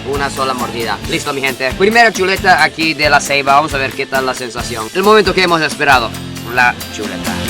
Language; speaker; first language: Spanish; non-native, fluent; Japanese